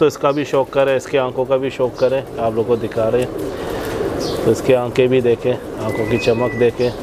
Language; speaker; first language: Urdu; native; Urdu